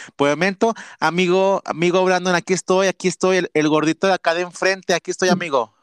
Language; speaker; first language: Spanish; native; Spanish